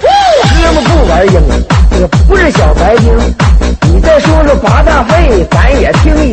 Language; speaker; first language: Chinese; native; Chinese